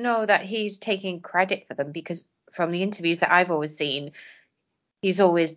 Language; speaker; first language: English; native; English